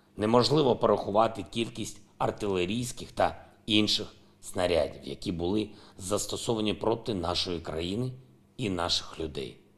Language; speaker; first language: Ukrainian; non-native, local second language; Russian